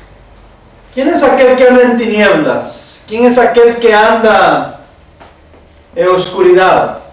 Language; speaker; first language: Spanish; native; Spanish